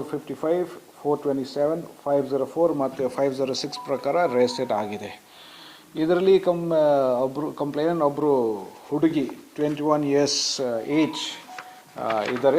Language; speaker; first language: Kannada; non-native, fluent; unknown